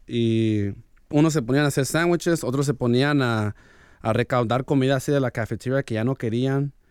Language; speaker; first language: Spanish; early bilingual, heritage; Spanish